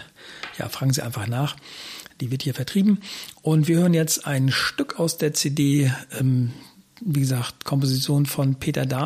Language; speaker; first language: German; native; German